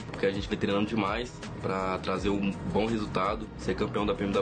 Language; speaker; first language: Portuguese; native; Portuguese